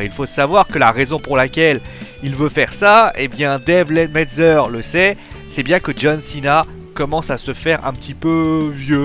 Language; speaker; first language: French; native; French